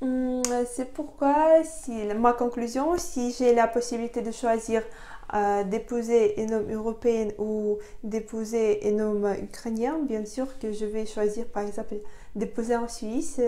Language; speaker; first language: French; non-native, fluent; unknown